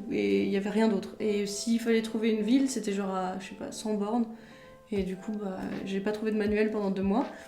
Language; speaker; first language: French; native; French